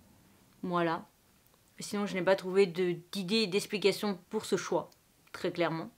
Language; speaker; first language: French; native; French